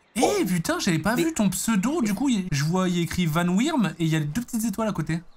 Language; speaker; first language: French; native; French